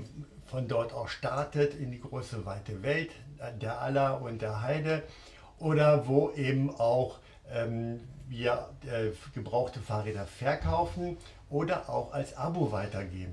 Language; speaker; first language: German; native; German